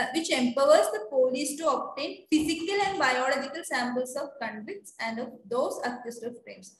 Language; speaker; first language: English; non-native, local second language; Malayalam